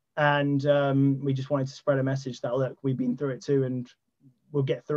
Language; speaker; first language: English; native; English